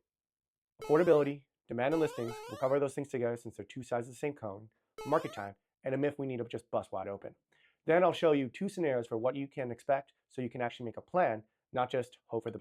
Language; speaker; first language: English; native; English